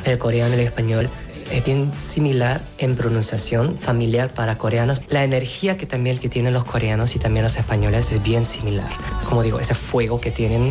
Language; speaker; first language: Spanish; non-native, fluent; Korean